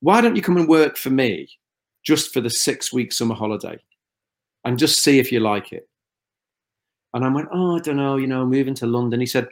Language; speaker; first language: English; native; English